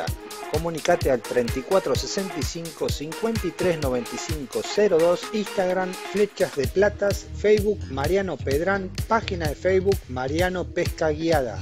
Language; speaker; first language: Spanish; native; Spanish